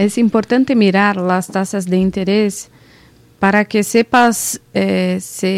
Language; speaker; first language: Spanish; non-native, learner; Portuguese